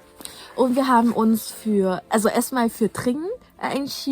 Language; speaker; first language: German; non-native, fluent; Vietnamese